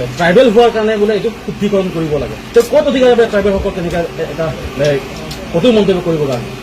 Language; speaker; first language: Assamese; non-native, local second language; Karbi